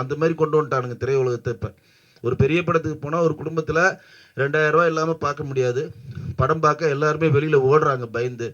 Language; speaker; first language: Tamil; native; Tamil